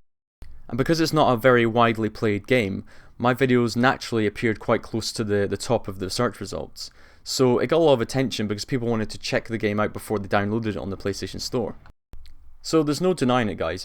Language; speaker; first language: English; native; English